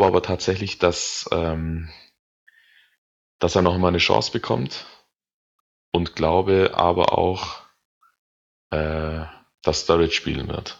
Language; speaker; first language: German; native; German